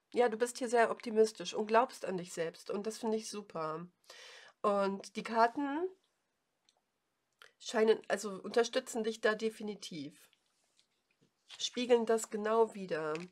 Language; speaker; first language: German; native; German